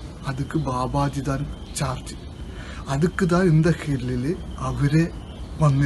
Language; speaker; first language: Tamil; non-native, learner; Malayalam